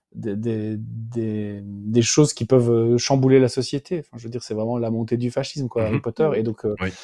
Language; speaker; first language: French; native; French